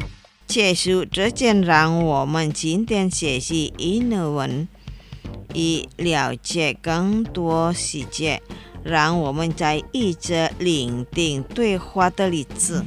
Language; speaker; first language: Chinese; non-native, fluent; Indonesian